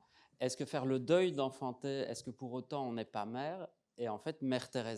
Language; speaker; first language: French; native; French